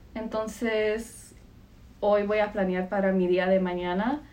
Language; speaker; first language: Spanish; early bilingual, heritage; Spanish